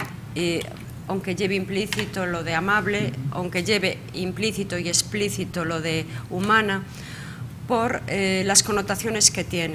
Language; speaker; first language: Spanish; native; Spanish